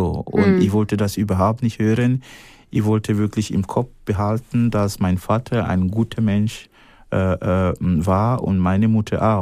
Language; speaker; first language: German; non-native, fluent; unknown